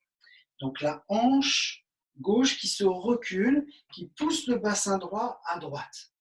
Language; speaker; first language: French; native; French